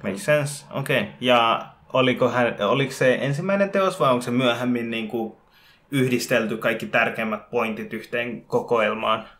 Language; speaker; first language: Finnish; early bilingual, other home language; Bangla